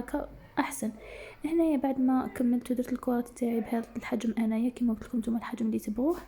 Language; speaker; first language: Arabic; native; Arabic